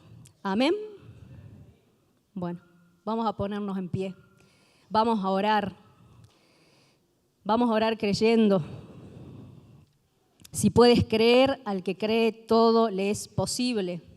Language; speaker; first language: Spanish; native; Spanish